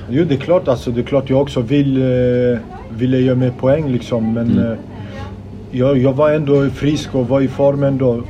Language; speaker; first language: Swedish; early bilingual, other home language; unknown